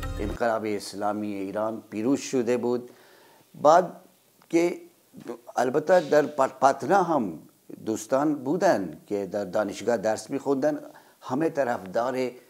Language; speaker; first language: Persian; non-native, fluent; Urdu